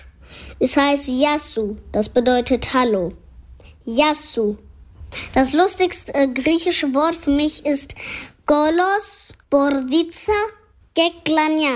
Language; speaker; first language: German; early bilingual, other home language; Greek